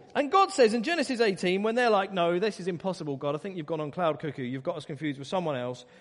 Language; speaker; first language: English; native; English